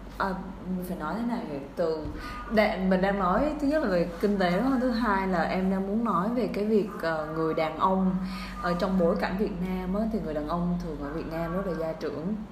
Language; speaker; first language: Vietnamese; native; Vietnamese